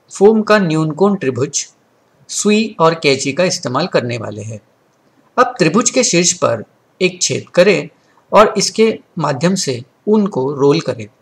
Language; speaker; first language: Hindi; non-native, local second language; Marathi